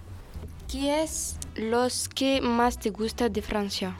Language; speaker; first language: Spanish; non-native, learner; French